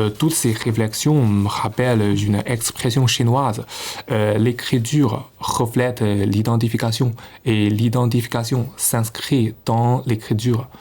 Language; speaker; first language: French; non-native, fluent; Chinese